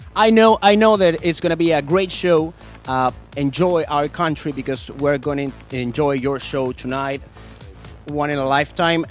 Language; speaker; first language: English; non-native, fluent; Spanish